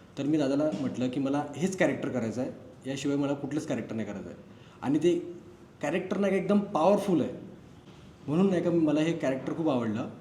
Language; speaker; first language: Marathi; native; Marathi